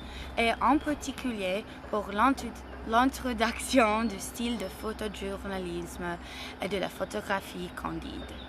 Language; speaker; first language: French; non-native, learner; English